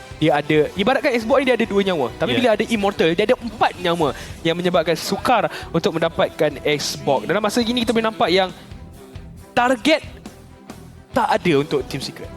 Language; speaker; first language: Malay; native; Malay